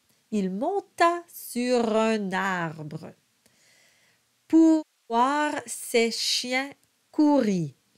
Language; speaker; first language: French; native; French